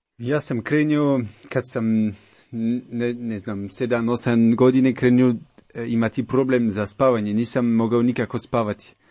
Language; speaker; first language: Croatian; non-native, learner; French